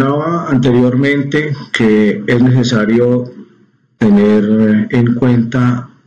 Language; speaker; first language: Spanish; native; Spanish